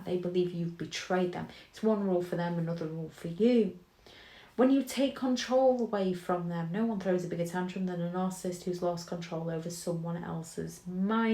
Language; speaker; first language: English; native; English